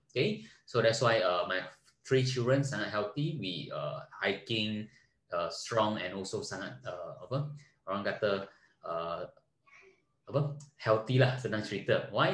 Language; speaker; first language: English; non-native, local second language; Malay